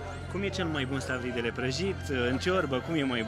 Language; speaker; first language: Romanian; native; Romanian